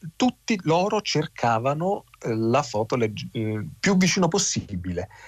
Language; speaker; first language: Italian; native; Italian